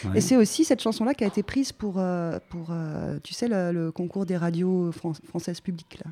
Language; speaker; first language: French; native; French